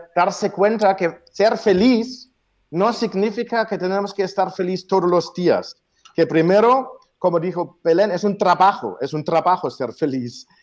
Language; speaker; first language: Spanish; non-native, fluent; German